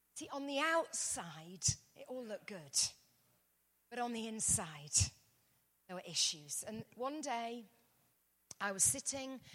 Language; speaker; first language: English; native; English